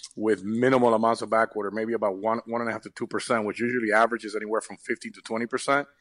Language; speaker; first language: English; early bilingual, other home language; Spanish